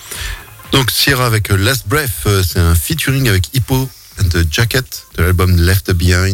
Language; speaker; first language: French; native; French